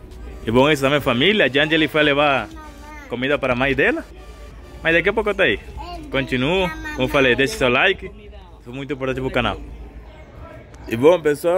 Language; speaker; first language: Portuguese; non-native, fluent; Spanish